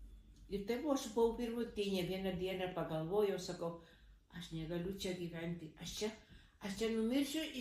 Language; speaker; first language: Lithuanian; early bilingual, heritage; Lithuanian